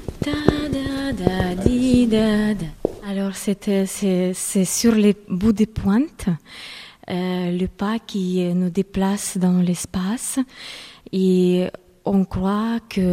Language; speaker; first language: French; non-native, fluent; Ukrainian